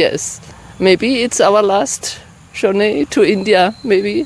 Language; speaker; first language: English; non-native, learner; German